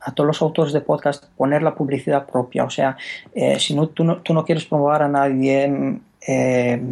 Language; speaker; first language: Spanish; non-native, fluent; Romanian